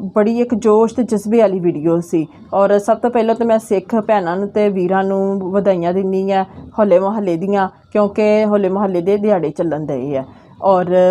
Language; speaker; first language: Punjabi; native; Punjabi